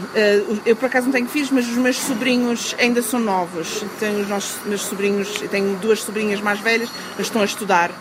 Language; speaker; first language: Portuguese; early bilingual, heritage; Portuguese